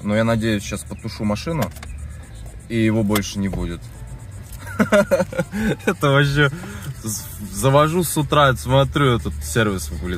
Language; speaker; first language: Russian; native; Russian